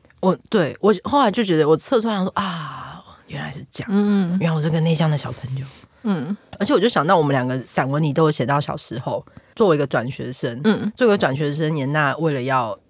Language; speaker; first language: Chinese; native; Chinese